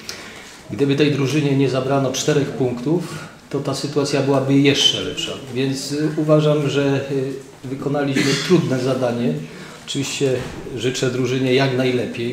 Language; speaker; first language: Polish; native; Polish